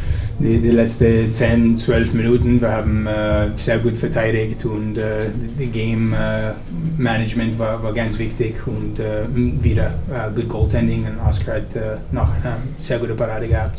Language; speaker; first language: German; non-native, learner; English